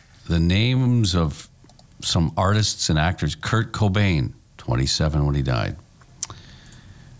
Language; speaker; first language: English; native; English